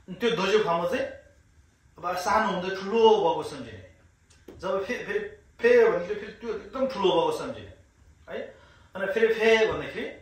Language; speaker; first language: Nepali; non-native, local second language; Sherpa